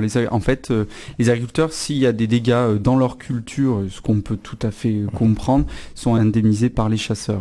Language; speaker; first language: French; native; French